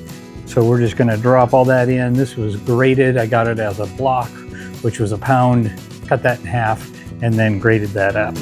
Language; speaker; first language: English; native; English